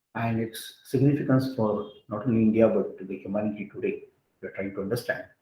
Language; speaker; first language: English; non-native, local second language; Hindi